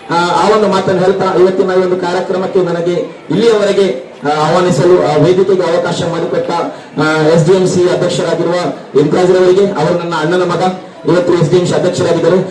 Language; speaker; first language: Kannada; non-native, local second language; Urdu